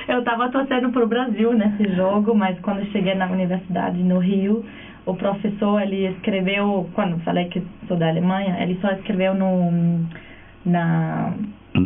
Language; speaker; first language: Portuguese; non-native, fluent; German